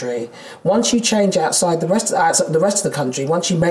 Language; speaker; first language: English; native; English